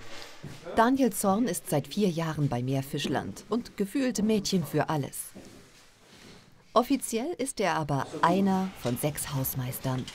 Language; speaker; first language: German; native; German